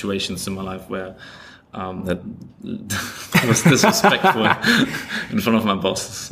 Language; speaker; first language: English; non-native, fluent; German